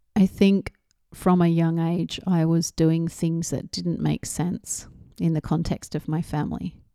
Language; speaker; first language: English; native; English